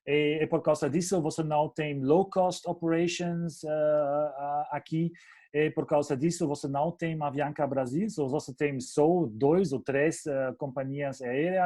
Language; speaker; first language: Portuguese; non-native, fluent; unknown